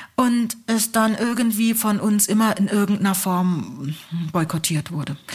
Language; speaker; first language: German; early bilingual, other home language; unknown